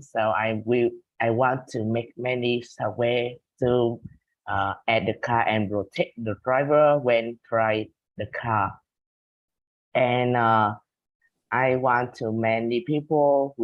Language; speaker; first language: English; non-native, learner; Vietnamese